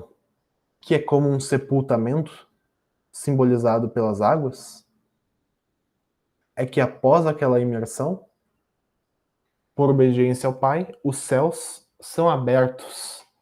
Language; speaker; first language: Portuguese; native; Portuguese